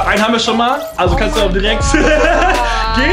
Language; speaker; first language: German; native; German